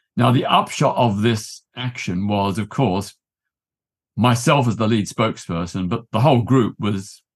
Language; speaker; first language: English; native; English